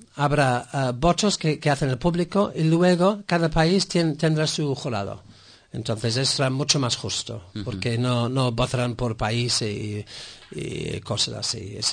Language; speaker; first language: Spanish; non-native, fluent; English